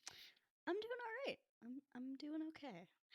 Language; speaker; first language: English; native; English